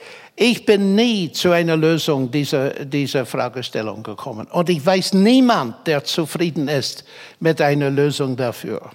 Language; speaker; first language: German; non-native, fluent; English